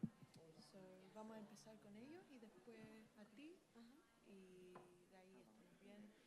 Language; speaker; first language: Spanish; non-native, learner; English